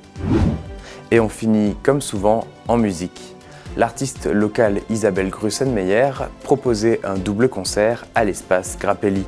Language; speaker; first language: French; native; French